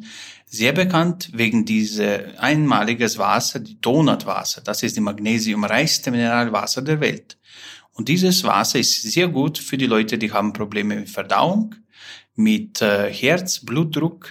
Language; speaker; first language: German; non-native, fluent; Slovenian